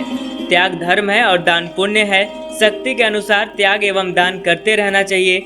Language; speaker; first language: Hindi; native; Hindi